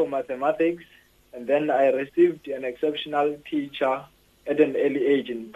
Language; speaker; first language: English; non-native, local second language; Xhosa